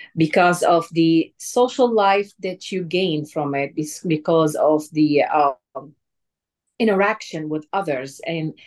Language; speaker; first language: English; non-native, fluent; Arabic